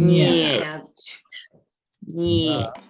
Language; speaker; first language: Russian; non-native, learner; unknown